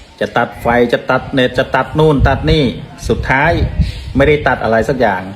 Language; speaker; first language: Thai; non-native, fluent; Khmer